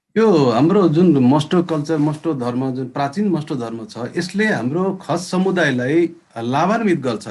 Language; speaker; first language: Nepali; native; Nepali